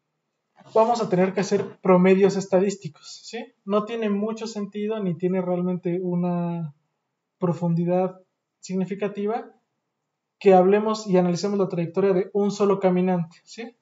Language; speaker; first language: Spanish; native; Spanish